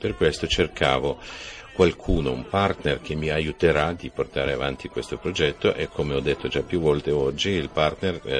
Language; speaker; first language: Italian; non-native, fluent; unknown